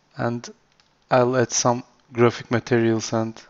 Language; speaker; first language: English; non-native, learner; Turkish